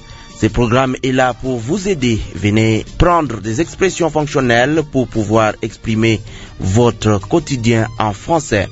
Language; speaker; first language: French; non-native, local second language; Lingala